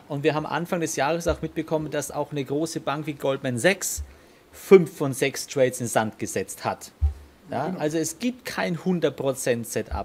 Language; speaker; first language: German; native; German